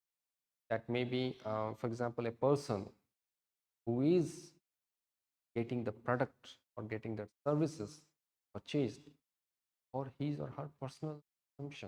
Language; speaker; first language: English; non-native, local second language; Odia